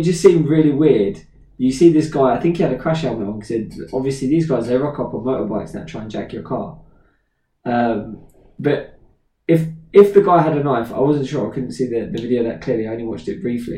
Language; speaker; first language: English; native; English